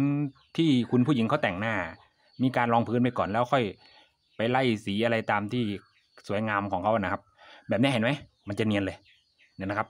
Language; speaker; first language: Thai; native; Thai